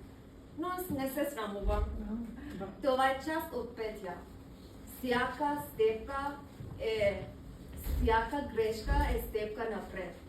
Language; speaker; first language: Bulgarian; non-native, learner; Persian